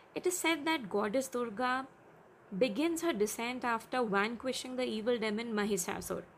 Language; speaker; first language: English; non-native, local second language; Hindi